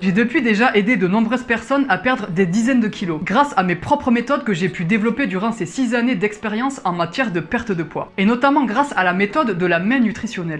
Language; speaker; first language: French; native; French